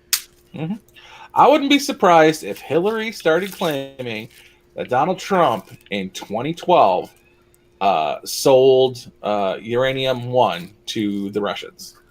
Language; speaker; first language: English; native; English